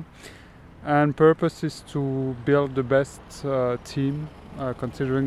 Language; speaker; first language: English; non-native, fluent; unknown